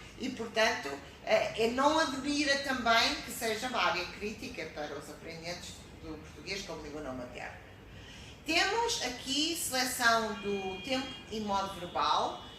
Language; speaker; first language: Portuguese; native; Portuguese